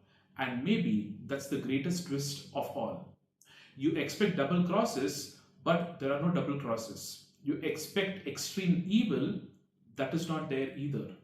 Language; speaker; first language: English; non-native, local second language; Tamil